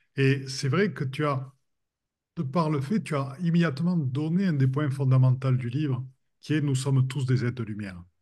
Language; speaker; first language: French; native; French